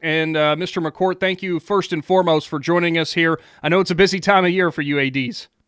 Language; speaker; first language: English; native; English